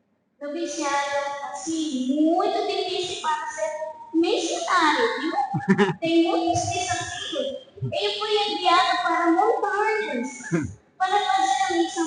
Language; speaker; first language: Portuguese; non-native, fluent; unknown